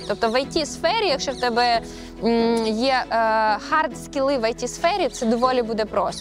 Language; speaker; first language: Ukrainian; native; Ukrainian